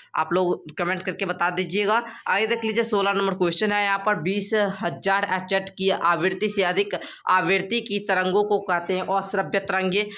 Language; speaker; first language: Hindi; native; Hindi